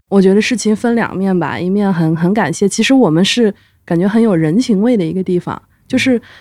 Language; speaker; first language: Chinese; native; Chinese